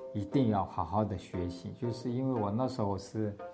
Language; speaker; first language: Chinese; non-native, local second language; Tibetan